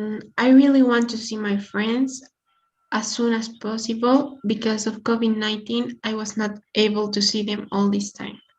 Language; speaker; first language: English; non-native, learner; Spanish